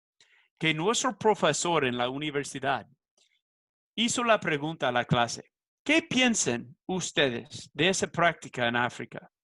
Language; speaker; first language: Spanish; non-native, fluent; English